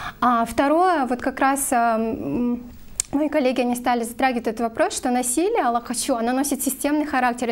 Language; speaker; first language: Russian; non-native, local second language; Kyrgyz